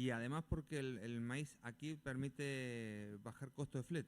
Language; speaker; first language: Spanish; native; Spanish